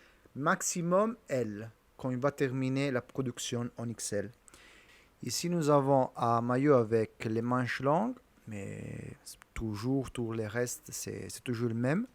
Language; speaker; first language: French; non-native, learner; Italian